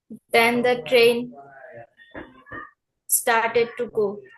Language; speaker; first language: English; non-native, local second language; Bangla